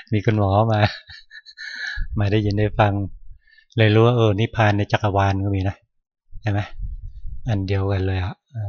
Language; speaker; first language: Thai; native; Thai